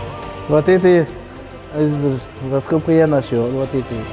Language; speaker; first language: Russian; non-native, learner; Tajik